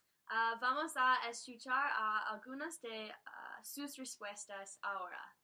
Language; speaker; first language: Spanish; non-native, learner; English